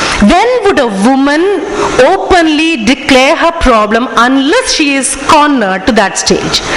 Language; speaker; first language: English; non-native, local second language; Tamil